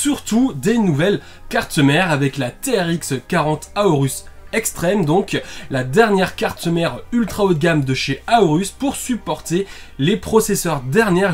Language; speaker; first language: French; native; French